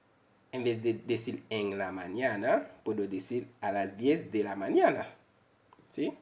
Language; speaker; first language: Spanish; non-native, fluent; Haitian Creole